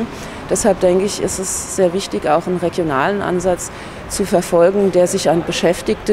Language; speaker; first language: German; native; German